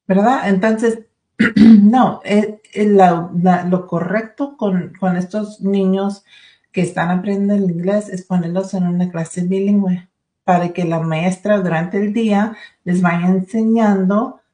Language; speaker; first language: Spanish; early bilingual, other home language; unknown